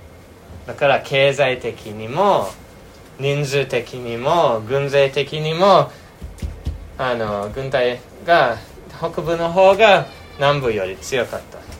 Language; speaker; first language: Japanese; non-native, fluent; English